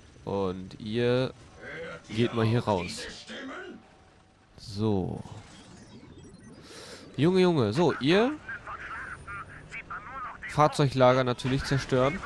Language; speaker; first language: German; native; German